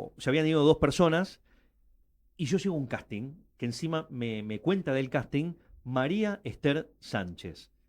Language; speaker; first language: Spanish; early bilingual, other home language; Chinese